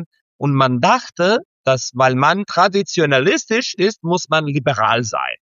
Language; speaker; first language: German; non-native, fluent; Serbian